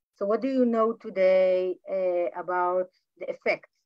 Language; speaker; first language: English; non-native, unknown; Hebrew